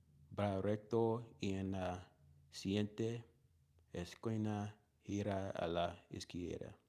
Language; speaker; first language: Spanish; non-native, learner; English